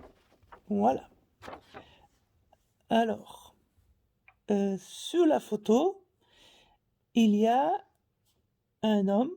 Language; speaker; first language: French; non-native, learner; Faroese